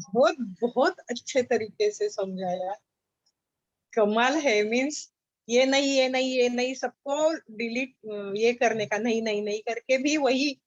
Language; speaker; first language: Hindi; non-native, local second language; Marathi